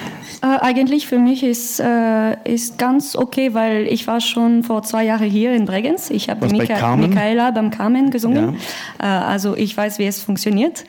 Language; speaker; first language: German; non-native, learner; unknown